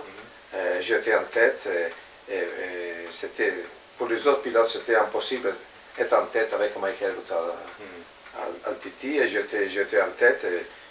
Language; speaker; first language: French; non-native, fluent; Italian